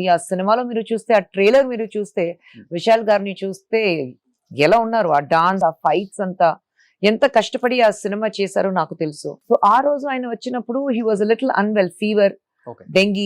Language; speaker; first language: Telugu; non-native, fluent; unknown